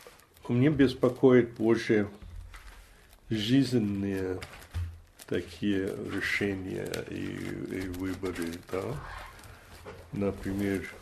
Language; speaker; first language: Russian; non-native, fluent; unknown